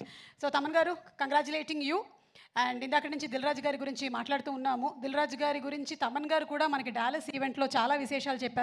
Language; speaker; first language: Telugu; native; Telugu